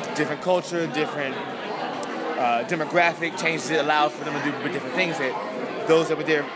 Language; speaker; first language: English; native; English